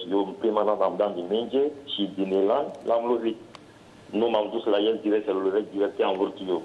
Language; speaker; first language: Romanian; non-native, learner; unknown